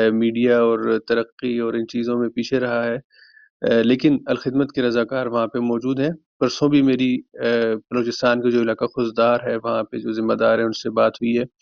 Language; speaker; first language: Urdu; native; Urdu